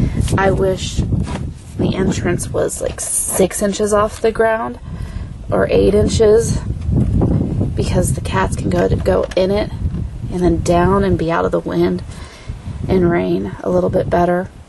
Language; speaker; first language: English; native; English